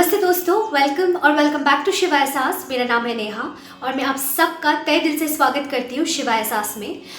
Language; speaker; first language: Hindi; non-native, local second language; Bangla